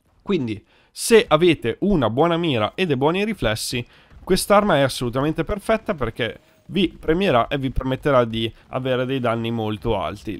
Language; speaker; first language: Italian; native; Italian